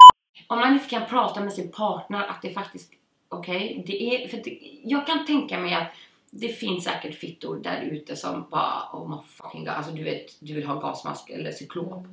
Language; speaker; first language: Swedish; native; Swedish